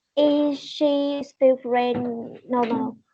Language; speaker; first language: English; non-native, learner; Vietnamese